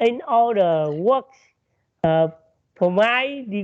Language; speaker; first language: English; non-native, learner; Vietnamese